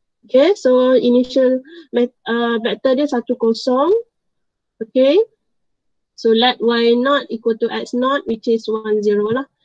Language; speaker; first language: English; non-native, local second language; Malay